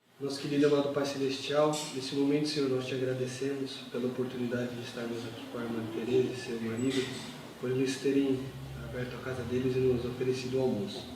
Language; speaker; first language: Portuguese; native; Portuguese